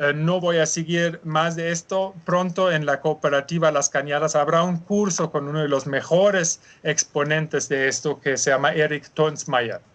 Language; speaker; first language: Spanish; non-native, fluent; German